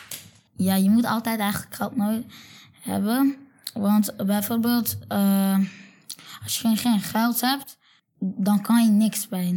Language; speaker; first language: Dutch; non-native, learner; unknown